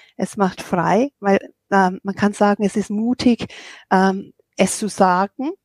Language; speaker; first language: German; non-native, fluent; English